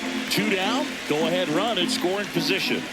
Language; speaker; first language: English; native; English